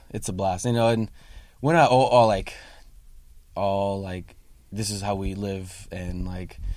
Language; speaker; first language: English; native; English